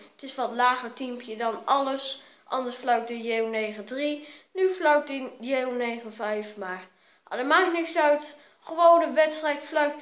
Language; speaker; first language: Dutch; native; Dutch